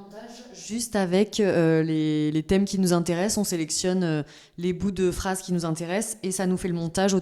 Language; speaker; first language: French; native; French